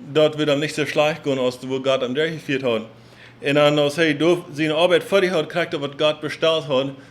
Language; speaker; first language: German; non-native, learner; English